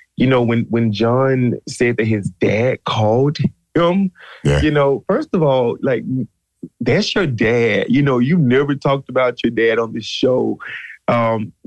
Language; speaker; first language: English; native; English